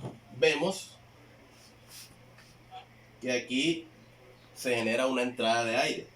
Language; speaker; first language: Spanish; native; Spanish